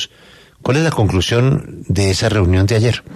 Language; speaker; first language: Spanish; native; Spanish